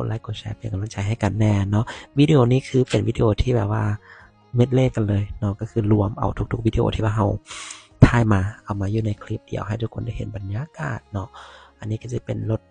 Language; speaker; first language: Thai; non-native, local second language; Lao